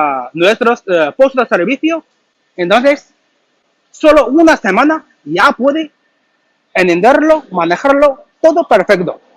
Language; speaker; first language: Spanish; non-native, learner; Chinese